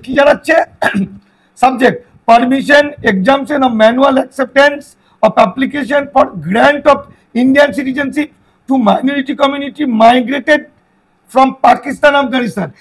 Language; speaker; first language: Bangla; native; Bangla